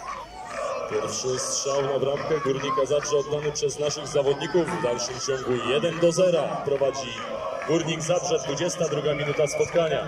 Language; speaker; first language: Polish; native; Polish